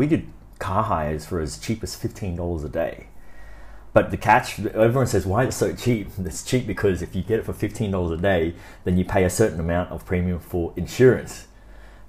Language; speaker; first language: English; native; English